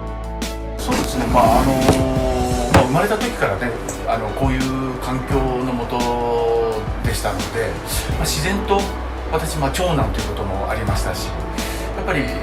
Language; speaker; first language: Japanese; native; Japanese